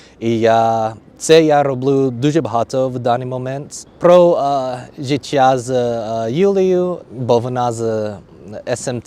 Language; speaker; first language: Ukrainian; non-native, learner; English